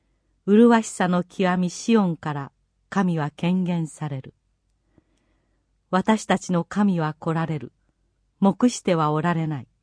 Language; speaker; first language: Japanese; native; Japanese